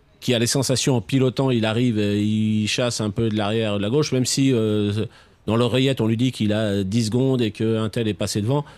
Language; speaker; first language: French; native; French